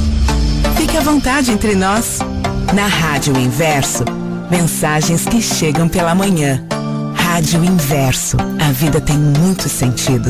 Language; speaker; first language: Portuguese; native; Portuguese